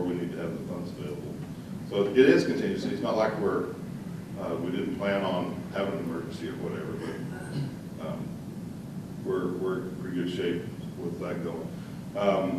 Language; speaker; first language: English; native; English